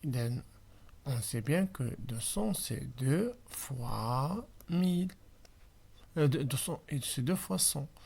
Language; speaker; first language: French; non-native, local second language; Arabic